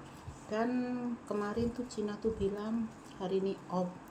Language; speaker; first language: Indonesian; non-native, local second language; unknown